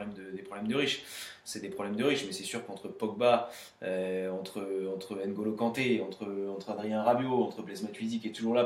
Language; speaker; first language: French; native; French